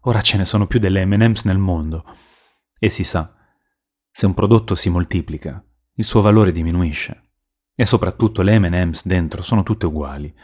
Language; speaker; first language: Italian; native; Italian